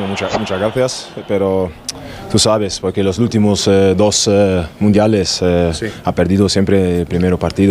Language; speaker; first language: Spanish; non-native, learner; German